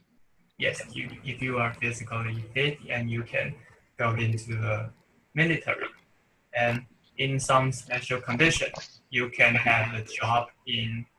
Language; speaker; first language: English; non-native, learner; Chinese